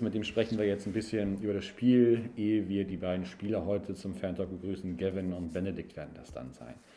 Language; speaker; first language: German; native; German